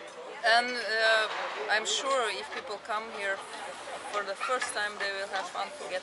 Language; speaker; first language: English; non-native, fluent; Russian